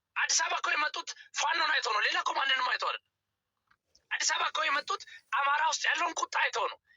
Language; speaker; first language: Amharic; native; Amharic